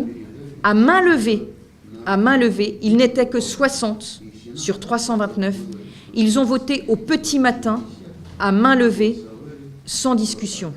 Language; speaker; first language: French; native; French